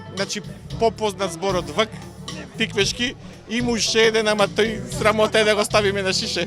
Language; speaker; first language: Macedonian; native; Macedonian